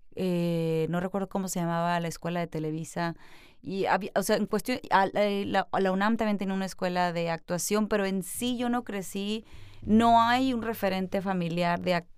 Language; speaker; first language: Spanish; native; Spanish